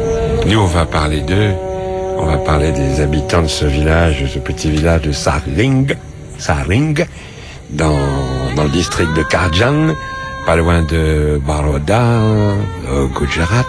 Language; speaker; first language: French; native; French